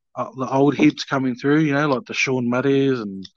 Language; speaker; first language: English; native; English